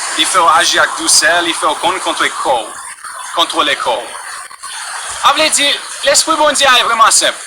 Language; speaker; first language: Haitian Creole; non-native, fluent; English